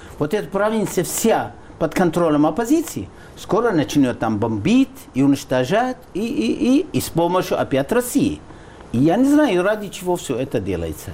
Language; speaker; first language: Russian; non-native, fluent; Arabic